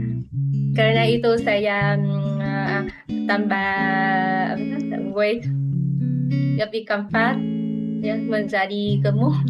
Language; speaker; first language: Indonesian; non-native, fluent; Vietnamese